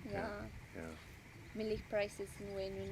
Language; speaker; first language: German; early bilingual, heritage; Pennsylvania German